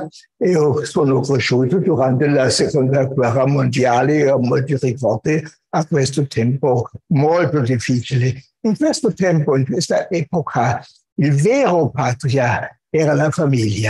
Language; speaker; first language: Italian; non-native, fluent; German